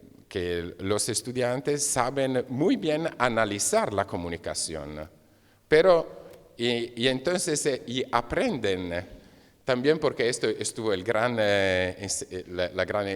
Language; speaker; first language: Spanish; non-native, fluent; Italian